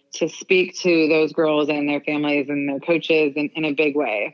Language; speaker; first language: English; native; English